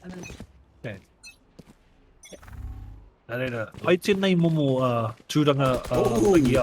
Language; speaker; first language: Māori; non-native, local second language; English